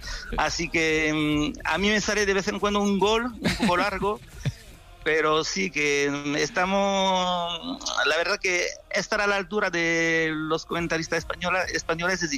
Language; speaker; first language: Spanish; non-native, fluent; French